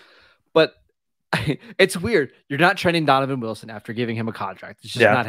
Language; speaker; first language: English; native; English